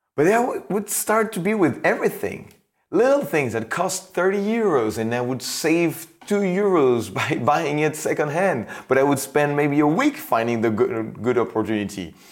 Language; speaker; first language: English; non-native, fluent; French